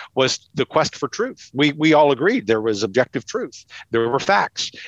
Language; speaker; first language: English; native; English